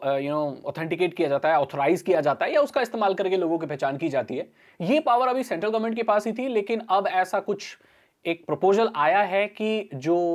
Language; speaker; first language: Hindi; native; Hindi